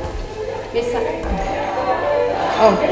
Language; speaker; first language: Indonesian; non-native, learner; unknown